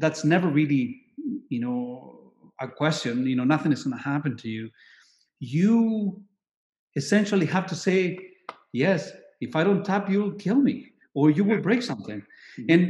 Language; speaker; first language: English; non-native, fluent; Spanish